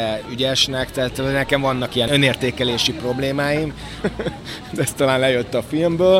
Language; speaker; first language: Hungarian; native; Hungarian